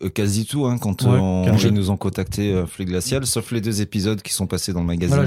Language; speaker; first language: French; native; French